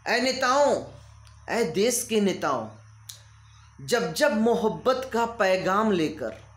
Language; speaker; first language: Hindi; native; Hindi